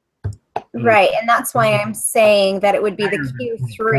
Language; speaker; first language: English; native; English